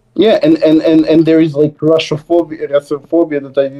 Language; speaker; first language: English; non-native, fluent; Serbian